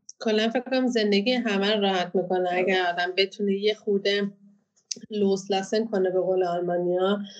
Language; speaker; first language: Persian; early bilingual, heritage; Persian